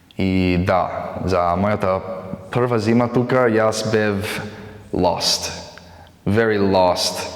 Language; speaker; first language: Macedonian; non-native, learner; English